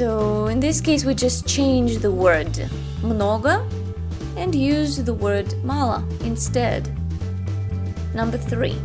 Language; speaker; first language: English; non-native, fluent; Russian